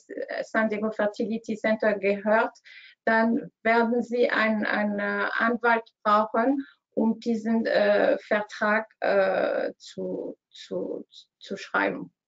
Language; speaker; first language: German; non-native, learner; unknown